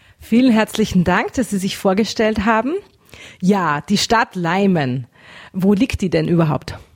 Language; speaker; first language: German; native; German